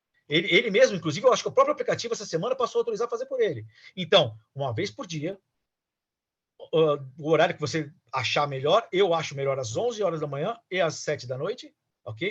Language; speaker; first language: Portuguese; native; Portuguese